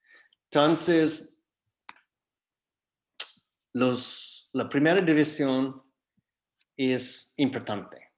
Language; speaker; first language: Spanish; non-native, fluent; English